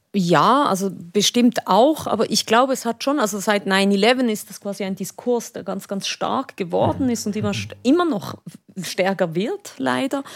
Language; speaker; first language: German; native; German